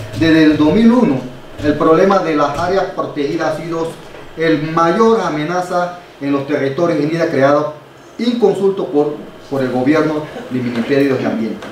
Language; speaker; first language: Spanish; non-native, local second language; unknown